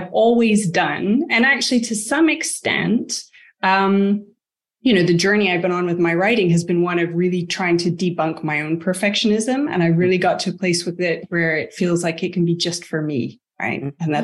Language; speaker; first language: English; native; English